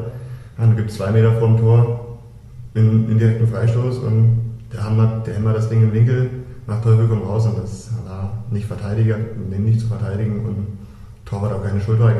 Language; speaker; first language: German; native; German